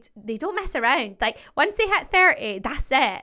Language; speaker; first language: English; native; English